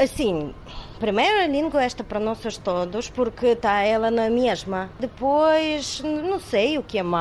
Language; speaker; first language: Portuguese; non-native, learner; Ukrainian